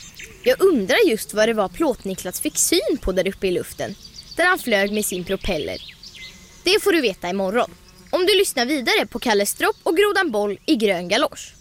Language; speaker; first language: Swedish; native; Swedish